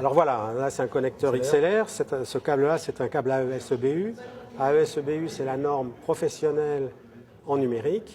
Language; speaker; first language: French; native; French